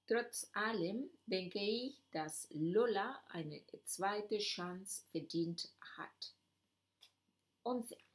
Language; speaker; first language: German; non-native, fluent; Spanish